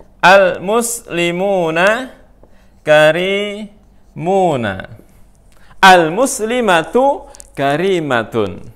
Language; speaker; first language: Arabic; non-native, fluent; Indonesian